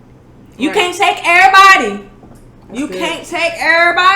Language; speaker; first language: English; native; English